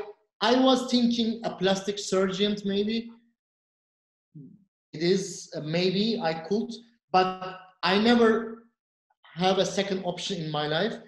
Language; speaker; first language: English; non-native, fluent; Turkish